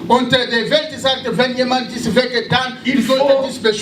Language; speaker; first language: German; non-native, learner; French